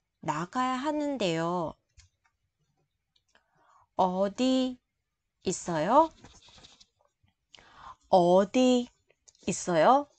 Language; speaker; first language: Korean; non-native, fluent; Vietnamese